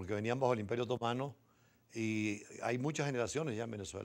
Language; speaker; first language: Spanish; native; Spanish